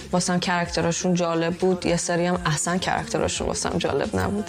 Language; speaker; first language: Persian; early bilingual, heritage; Persian